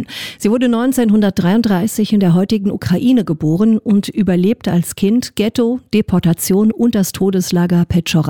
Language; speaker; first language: German; native; German